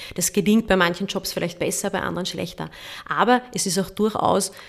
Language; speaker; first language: German; native; German